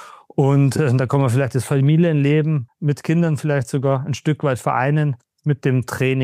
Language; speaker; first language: German; native; German